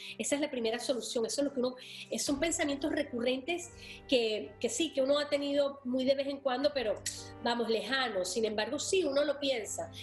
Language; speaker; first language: Spanish; native; Spanish